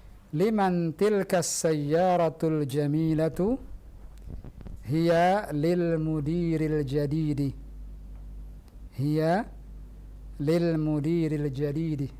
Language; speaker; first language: Arabic; non-native, fluent; Indonesian